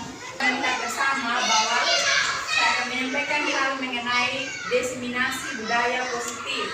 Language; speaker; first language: Indonesian; native; Indonesian